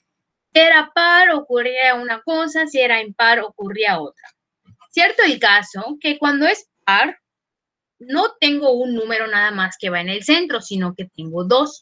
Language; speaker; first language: Spanish; native; Spanish